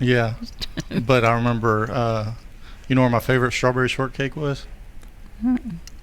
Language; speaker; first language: English; native; English